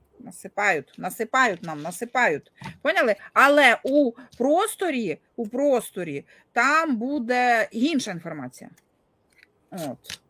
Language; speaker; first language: Ukrainian; non-native, local second language; Russian